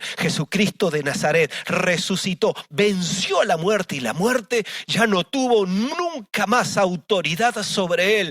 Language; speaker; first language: Spanish; native; Spanish